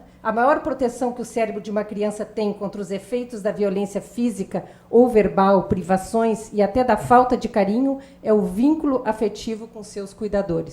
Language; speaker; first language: Portuguese; native; Portuguese